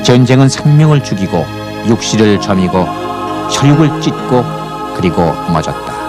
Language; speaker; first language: Korean; native; Korean